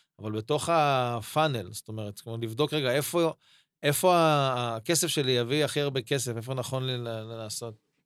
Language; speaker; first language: Hebrew; native; Hebrew